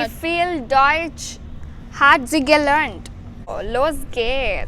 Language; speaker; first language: German; non-native, learner; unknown